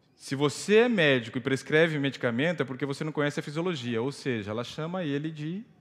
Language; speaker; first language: Portuguese; native; Portuguese